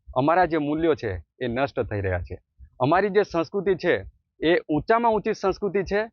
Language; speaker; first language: Gujarati; non-native, local second language; Bhili